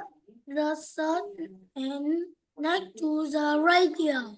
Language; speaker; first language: English; non-native, learner; Vietnamese